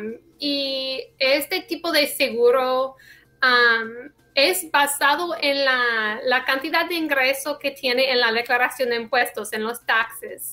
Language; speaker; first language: Spanish; non-native, fluent; English